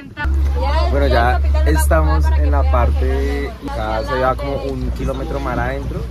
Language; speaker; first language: Spanish; native; Spanish